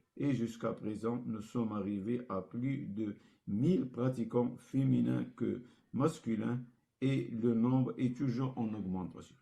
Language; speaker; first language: French; non-native, local second language; Arabic